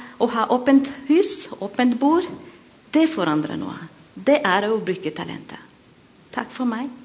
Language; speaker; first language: Norwegian; non-native, learner; Malagasy